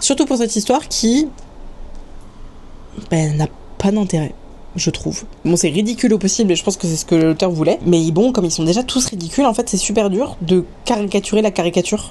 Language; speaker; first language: French; native; French